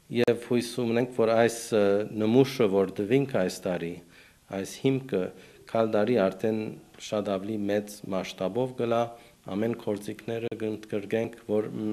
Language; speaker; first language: Armenian; early bilingual, heritage; Armenian